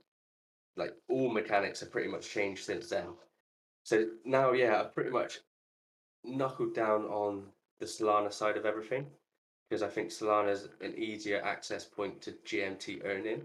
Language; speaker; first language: English; native; English